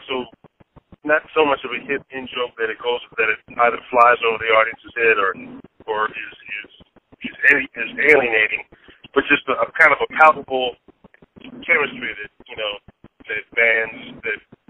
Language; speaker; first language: English; native; English